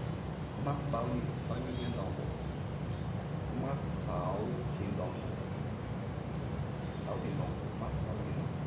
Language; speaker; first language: Vietnamese; non-native, learner; Japanese